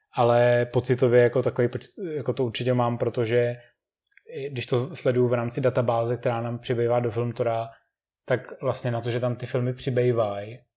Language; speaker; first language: Czech; native; Czech